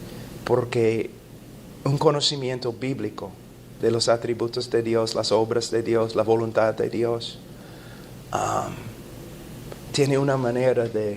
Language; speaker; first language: Spanish; non-native, fluent; English